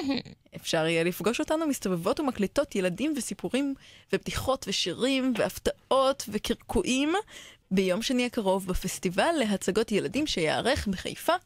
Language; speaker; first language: Hebrew; native; Hebrew